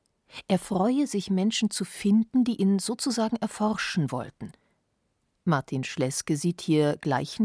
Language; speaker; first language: German; native; German